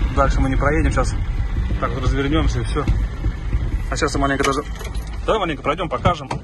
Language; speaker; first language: Russian; native; Russian